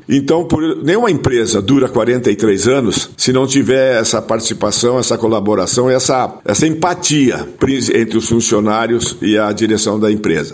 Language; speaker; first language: Portuguese; non-native, local second language; German